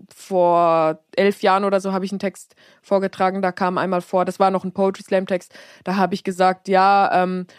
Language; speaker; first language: German; native; German